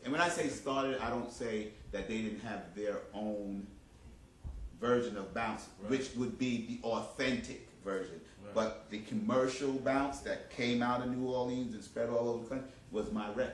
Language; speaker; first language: English; native; English